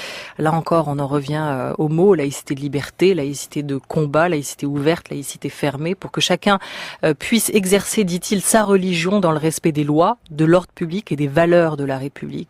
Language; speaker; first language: French; native; French